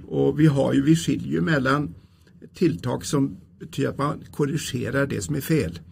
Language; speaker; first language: Swedish; native; Swedish